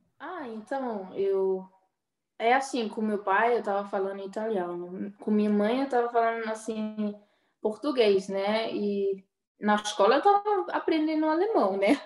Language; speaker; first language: Portuguese; early bilingual, heritage; Portuguese